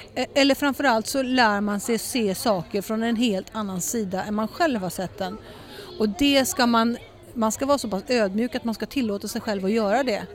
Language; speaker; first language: Swedish; early bilingual, heritage; Swedish